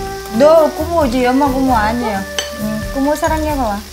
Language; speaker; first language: Korean; non-native, learner; Vietnamese